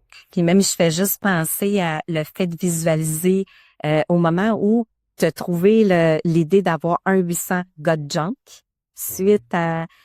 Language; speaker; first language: French; native; French